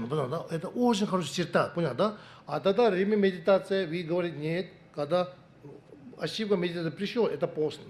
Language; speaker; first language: Russian; non-native, learner; Tibetan